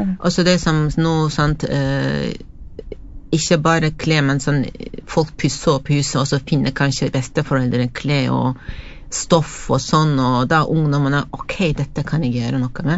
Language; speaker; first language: Norwegian; non-native, fluent; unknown